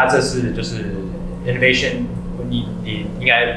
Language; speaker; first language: Chinese; native; Chinese